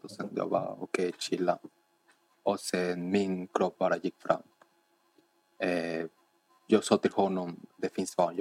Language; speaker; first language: Swedish; non-native, fluent; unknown